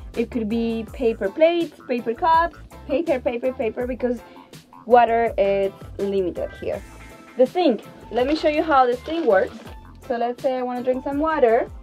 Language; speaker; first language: English; non-native, fluent; Spanish